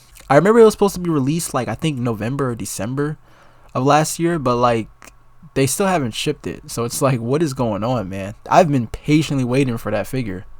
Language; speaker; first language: English; native; English